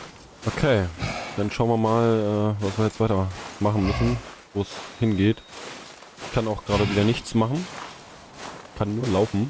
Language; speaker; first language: German; native; German